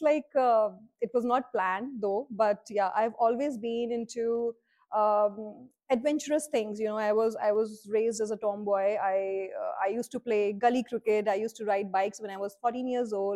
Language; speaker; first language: English; non-native, local second language; Hindi